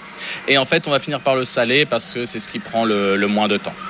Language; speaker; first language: French; native; French